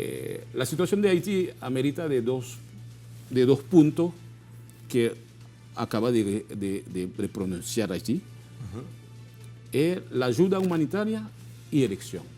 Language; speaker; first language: Spanish; non-native, fluent; Haitian Creole